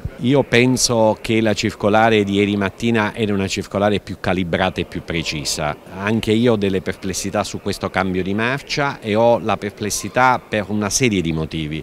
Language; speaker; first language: Italian; native; Italian